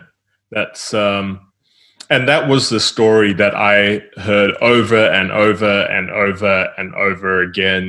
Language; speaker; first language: English; native; English